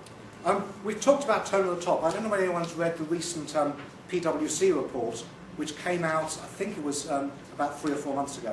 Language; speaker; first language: English; native; English